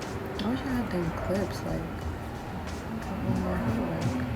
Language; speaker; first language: English; native; English